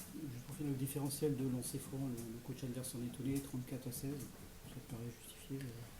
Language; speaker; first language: French; native; French